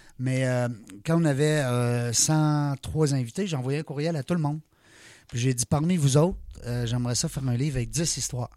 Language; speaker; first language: French; native; French